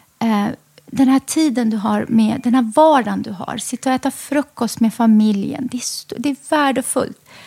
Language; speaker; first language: Swedish; early bilingual, other home language; Arabic